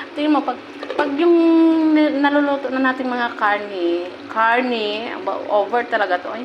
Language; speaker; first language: Filipino; non-native, local second language; Hiligaynon